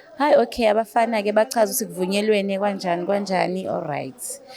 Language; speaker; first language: Zulu; native; Zulu